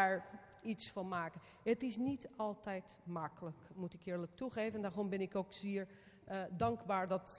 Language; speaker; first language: Dutch; non-native, fluent; Portuguese